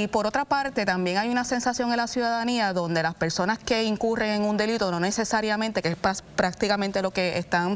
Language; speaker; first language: Spanish; native; Spanish